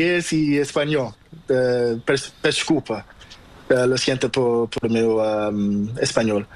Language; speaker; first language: Spanish; non-native, learner; Portuguese